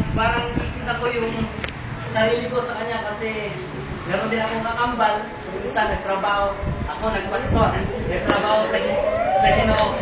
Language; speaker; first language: Filipino; non-native, local second language; Iloko